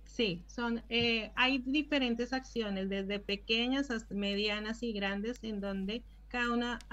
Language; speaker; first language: Spanish; native; Spanish